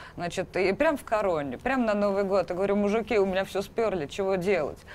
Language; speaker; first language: Russian; native; Russian